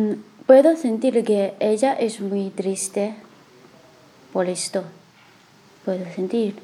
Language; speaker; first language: Spanish; non-native, learner; Chinese